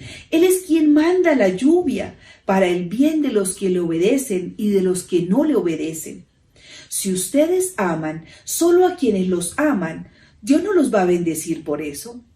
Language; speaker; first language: Spanish; native; Spanish